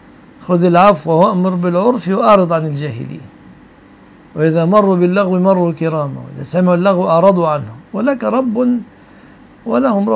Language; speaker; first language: Arabic; native; Arabic